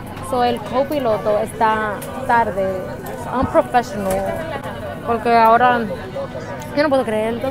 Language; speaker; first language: Spanish; early bilingual, heritage; Spanish